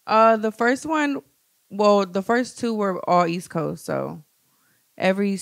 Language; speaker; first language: English; native; English